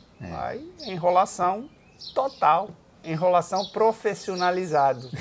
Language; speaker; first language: Portuguese; non-native, fluent; Dutch